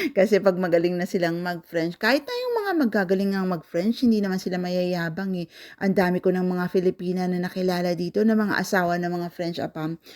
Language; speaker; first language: Filipino; non-native, local second language; Cebuano